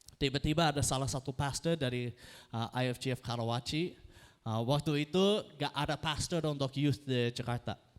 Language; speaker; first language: Indonesian; non-native, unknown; English